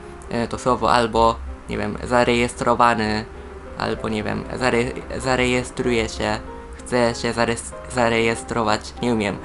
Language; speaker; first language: Polish; non-native, fluent; Japanese